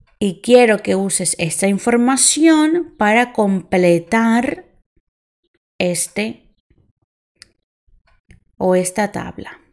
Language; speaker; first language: Spanish; non-native, fluent; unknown